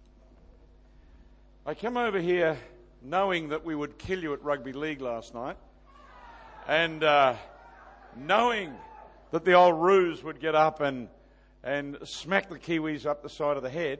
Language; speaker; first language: English; native; English